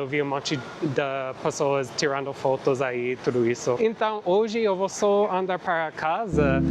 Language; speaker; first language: Portuguese; non-native, fluent; English